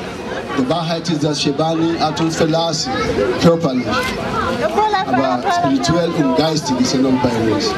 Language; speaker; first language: German; non-native, fluent; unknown